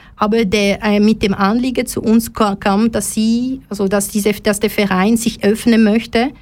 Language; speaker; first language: German; non-native, fluent; Lingala